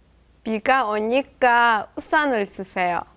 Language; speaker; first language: Korean; non-native, learner; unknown